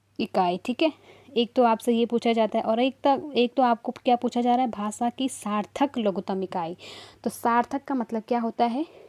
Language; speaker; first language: Hindi; native; Hindi